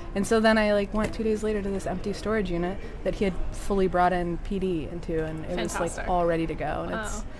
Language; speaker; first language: English; native; English